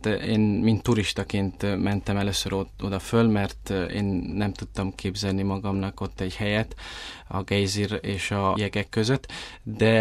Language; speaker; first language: Hungarian; early bilingual, heritage; Italian